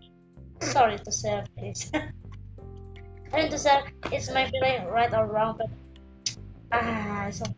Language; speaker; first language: English; non-native, learner; Indonesian